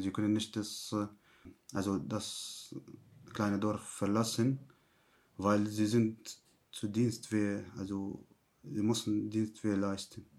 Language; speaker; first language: German; non-native, learner; Arabic